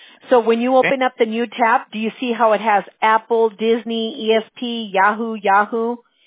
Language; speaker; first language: English; early bilingual, other home language; Spanish